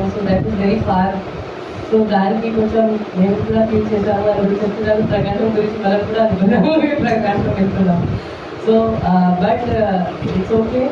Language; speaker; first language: Telugu; non-native, fluent; Hindi